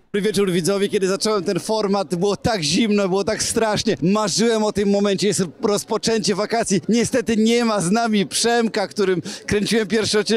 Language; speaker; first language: Polish; native; Polish